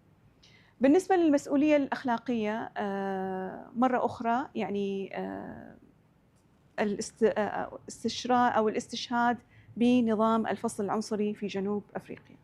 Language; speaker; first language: Arabic; native; Arabic